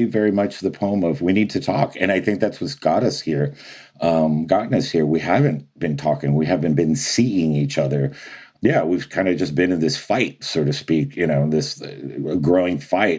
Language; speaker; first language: English; native; English